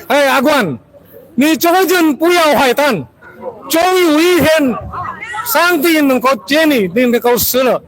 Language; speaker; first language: Chinese; early bilingual, heritage; Chinese